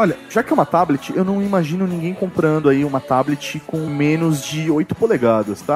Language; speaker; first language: Portuguese; native; Portuguese